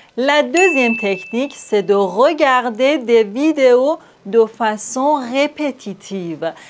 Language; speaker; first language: French; non-native, fluent; Persian